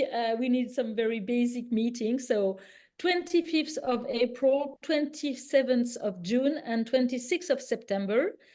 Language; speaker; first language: English; non-native, fluent; French